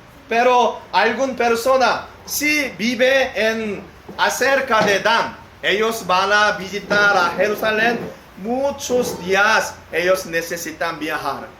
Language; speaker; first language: Spanish; non-native, learner; Korean